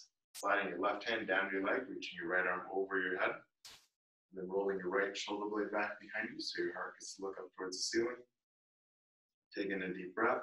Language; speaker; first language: English; native; English